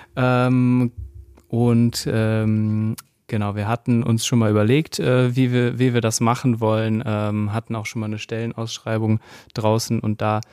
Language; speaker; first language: German; native; German